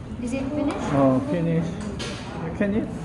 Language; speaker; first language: English; non-native, learner; Korean